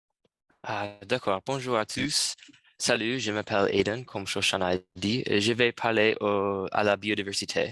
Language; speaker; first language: French; non-native, learner; English